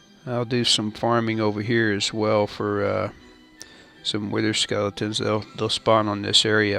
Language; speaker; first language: English; native; English